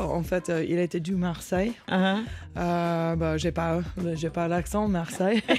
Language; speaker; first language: French; non-native, learner; English